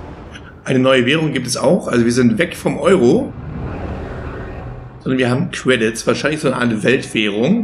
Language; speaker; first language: German; native; German